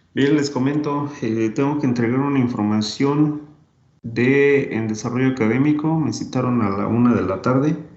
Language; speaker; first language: Spanish; native; Spanish